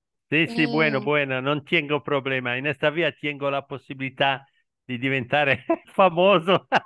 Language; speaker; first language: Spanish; non-native, learner; Italian